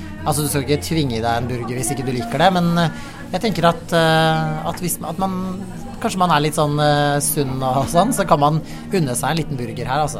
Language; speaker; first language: Norwegian; native; Norwegian